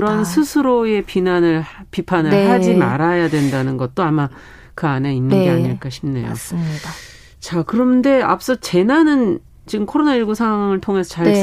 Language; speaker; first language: Korean; native; Korean